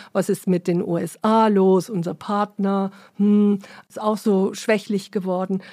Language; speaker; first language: German; early bilingual, other home language; English